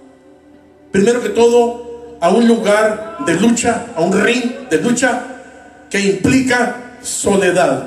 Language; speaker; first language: Spanish; native; Spanish